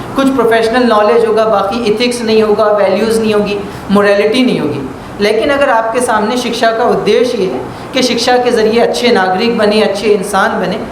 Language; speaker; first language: Hindi; native; Hindi